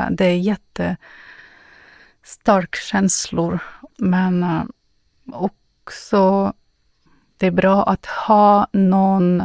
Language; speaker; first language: Swedish; non-native, fluent; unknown